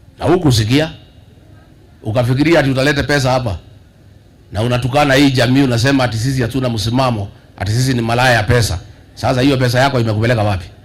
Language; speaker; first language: Swahili; non-native, local second language; Kikuyu